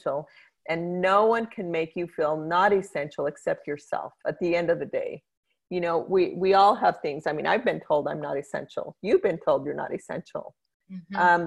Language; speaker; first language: English; native; English